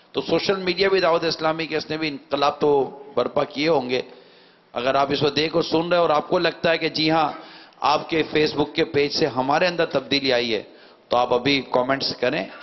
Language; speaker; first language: Urdu; native; Urdu